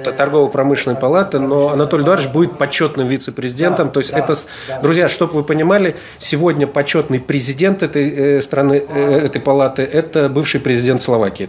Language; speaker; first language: Russian; native; Russian